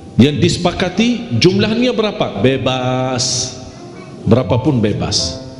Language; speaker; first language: Indonesian; non-native, fluent; Arabic